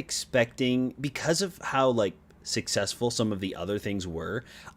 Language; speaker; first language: English; native; English